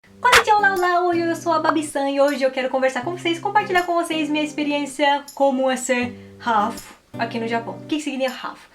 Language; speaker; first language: Portuguese; early bilingual, heritage; Portuguese